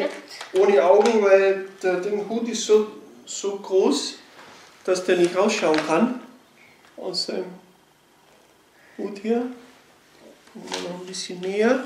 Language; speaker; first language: German; native; German